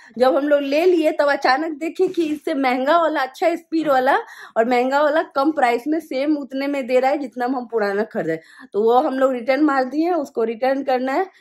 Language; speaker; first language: Hindi; native; Hindi